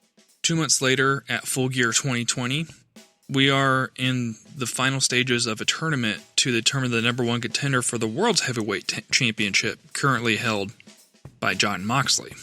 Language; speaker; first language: English; native; English